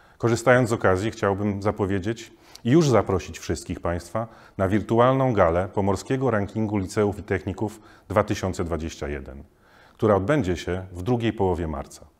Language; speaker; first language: Polish; native; Polish